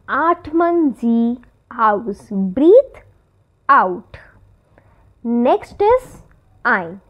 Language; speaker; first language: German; non-native, fluent; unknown